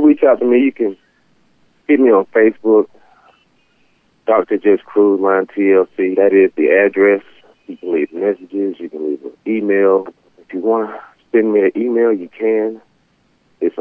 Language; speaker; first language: English; native; English